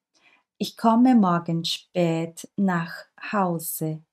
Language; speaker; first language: German; non-native, fluent; Turkish